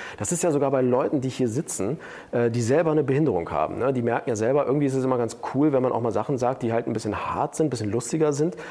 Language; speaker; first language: German; early bilingual, other home language; Turkish